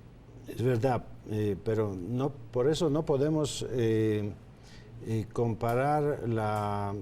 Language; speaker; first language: Spanish; non-native, fluent; Polish